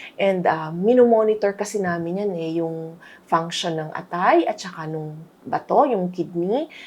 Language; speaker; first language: Filipino; native; Filipino